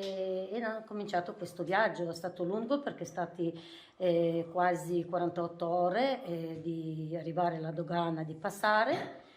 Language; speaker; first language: Italian; non-native, fluent; Ukrainian